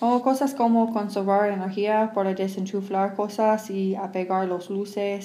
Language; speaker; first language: Spanish; non-native, learner; English